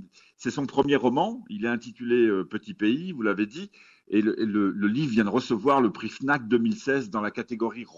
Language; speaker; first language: French; native; French